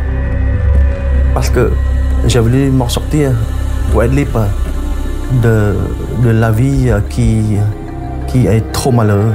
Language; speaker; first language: French; non-native, learner; Khmer